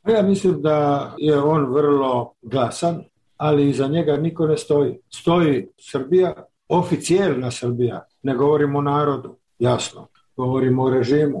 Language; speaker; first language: Serbian; native; Serbian